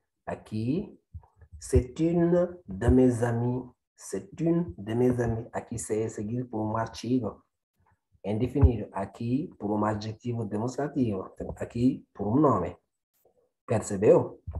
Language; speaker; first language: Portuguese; non-native, fluent; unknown